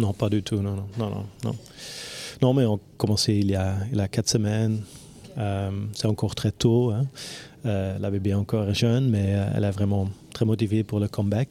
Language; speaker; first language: French; non-native, local second language; Dutch